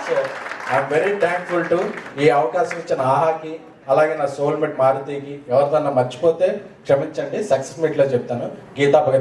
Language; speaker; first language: Telugu; native; Telugu